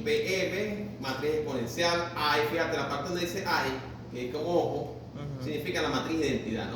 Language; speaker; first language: Spanish; native; Spanish